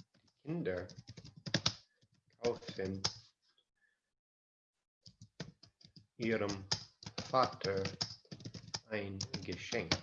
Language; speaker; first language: German; non-native, fluent; English